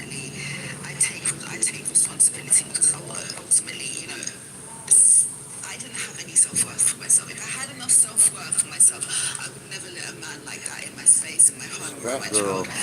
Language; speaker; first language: English; native; English